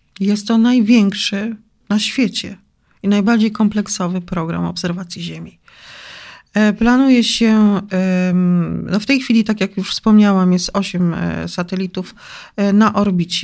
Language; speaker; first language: Polish; native; Polish